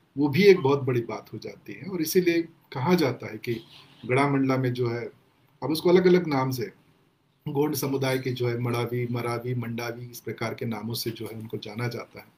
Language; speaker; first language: Hindi; non-native, local second language; Gondi